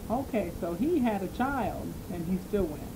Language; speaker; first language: English; native; English